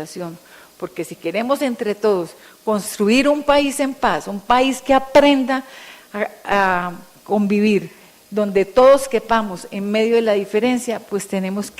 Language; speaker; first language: Spanish; native; Spanish